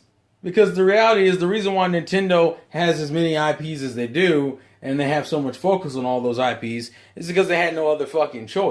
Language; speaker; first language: English; native; English